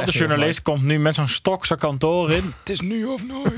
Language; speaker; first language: Dutch; native; Dutch